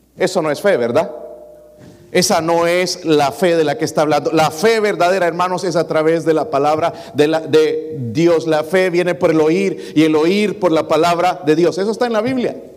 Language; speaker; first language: Spanish; native; Spanish